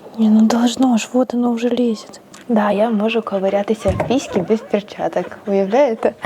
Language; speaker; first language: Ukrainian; non-native, local second language; Russian